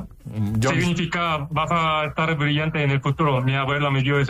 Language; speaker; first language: Spanish; non-native, fluent; Korean